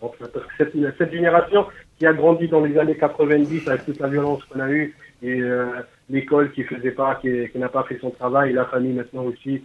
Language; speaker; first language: French; non-native, local second language; Arabic